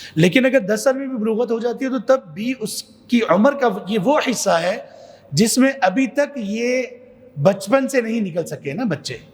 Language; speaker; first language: Urdu; non-native, local second language; Punjabi